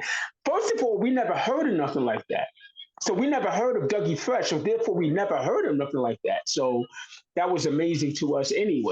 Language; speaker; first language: English; native; English